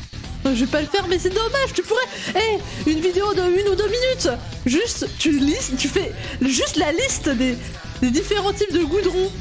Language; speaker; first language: French; native; French